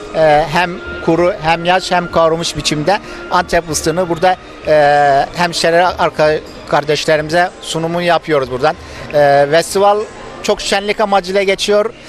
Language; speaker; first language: Turkish; native; Turkish